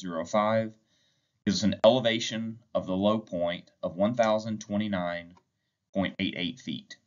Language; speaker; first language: English; native; English